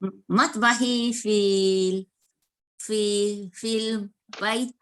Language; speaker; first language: Arabic; non-native, learner; Malay